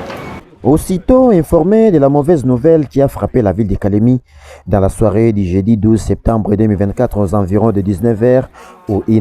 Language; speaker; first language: French; non-native, local second language; Swahili